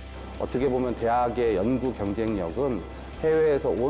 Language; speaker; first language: Korean; native; Korean